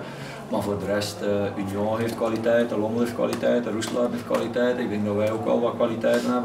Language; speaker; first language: Dutch; native; Dutch